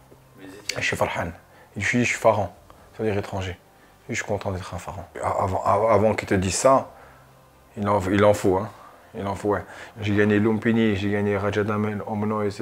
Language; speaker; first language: French; early bilingual, other home language; Arabic